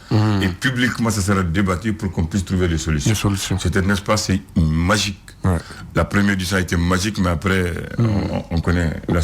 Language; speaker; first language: French; non-native, local second language; Bambara